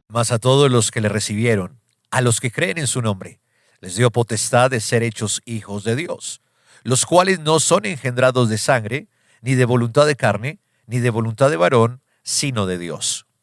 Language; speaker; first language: Spanish; native; Spanish